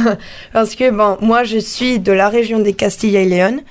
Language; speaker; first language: French; non-native, fluent; Spanish